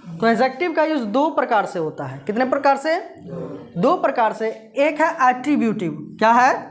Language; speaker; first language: Hindi; native; Hindi